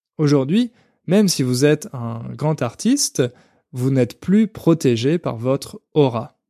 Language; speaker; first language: French; native; French